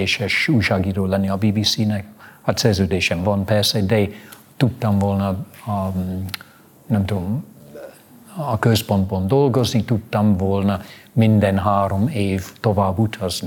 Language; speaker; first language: Hungarian; non-native, fluent; English